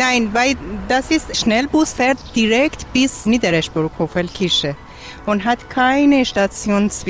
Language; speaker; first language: German; non-native, learner; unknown